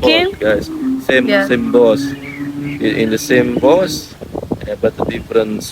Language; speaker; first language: English; non-native, learner; Indonesian